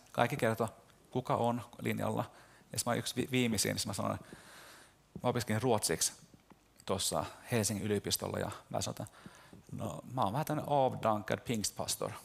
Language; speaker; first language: Finnish; early bilingual, heritage; Finnish